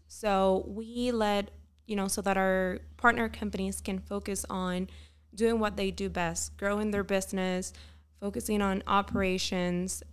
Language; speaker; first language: English; non-native, fluent; Spanish